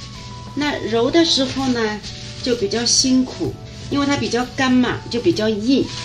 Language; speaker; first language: Chinese; native; Chinese